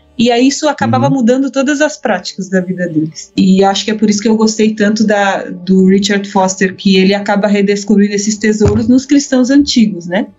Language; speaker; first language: Portuguese; early bilingual, heritage; Portuguese